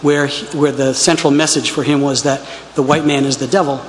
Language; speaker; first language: English; native; English